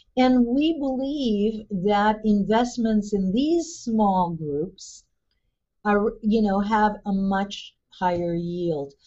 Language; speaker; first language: English; early bilingual, other home language; Spanish